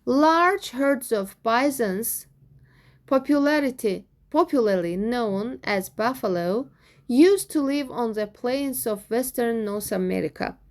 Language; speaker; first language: English; non-native, fluent; Azerbaijani